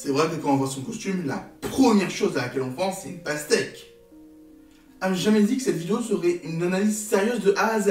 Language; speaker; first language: French; native; French